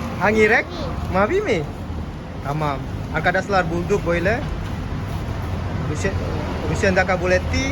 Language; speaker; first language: Turkish; non-native, learner; Indonesian